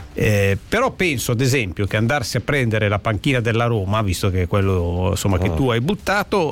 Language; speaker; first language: Italian; native; Italian